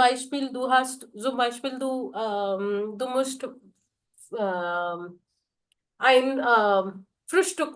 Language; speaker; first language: German; non-native, fluent; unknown